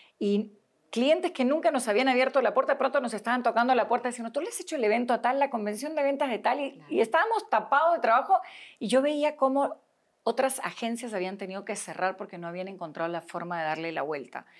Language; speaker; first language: Spanish; native; Spanish